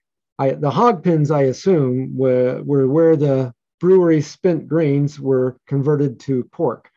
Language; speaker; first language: English; native; English